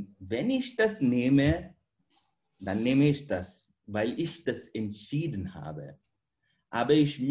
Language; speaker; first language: German; non-native, fluent; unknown